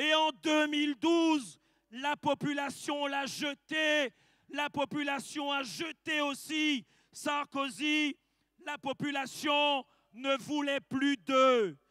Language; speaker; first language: French; native; French